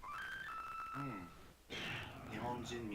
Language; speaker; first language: Japanese; non-native, learner; English